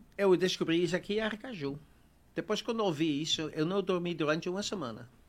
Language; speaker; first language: Portuguese; non-native, fluent; Dutch